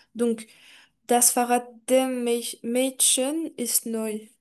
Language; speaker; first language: German; non-native, learner; French